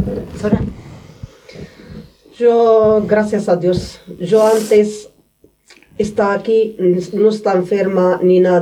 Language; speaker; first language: Spanish; non-native, learner; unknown